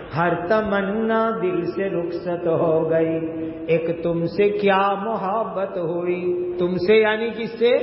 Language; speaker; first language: Urdu; non-native, local second language; Gujarati